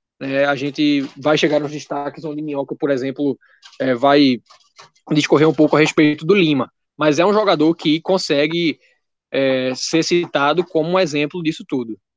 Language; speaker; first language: Portuguese; native; Portuguese